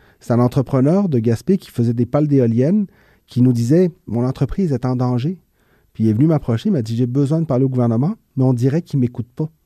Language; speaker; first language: French; early bilingual, other home language; Spanish